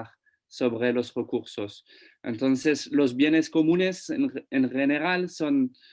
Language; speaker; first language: Spanish; non-native, fluent; French